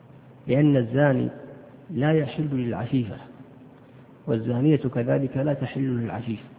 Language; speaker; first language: Arabic; native; Arabic